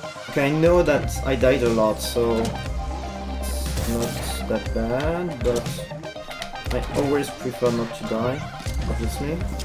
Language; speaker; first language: English; non-native, fluent; French